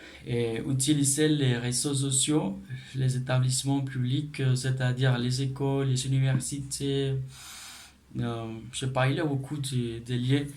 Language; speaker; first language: French; non-native, learner; Spanish